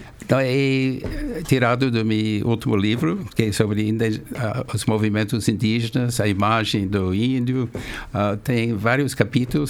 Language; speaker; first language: Spanish; non-native, learner; English